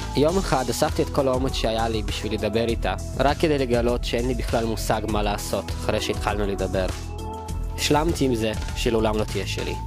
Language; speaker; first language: Hebrew; early bilingual, other home language; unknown